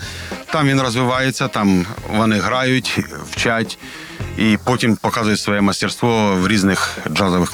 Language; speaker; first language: Ukrainian; non-native, local second language; Russian